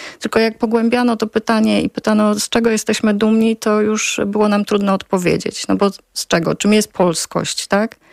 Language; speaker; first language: Polish; native; Polish